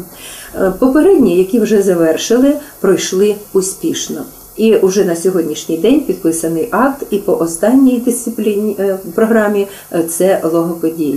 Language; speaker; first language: Ukrainian; native; Ukrainian